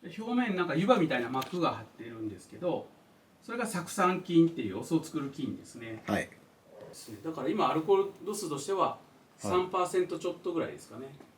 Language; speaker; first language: Japanese; native; Japanese